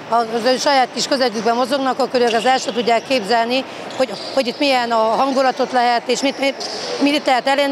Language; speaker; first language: Hungarian; native; Hungarian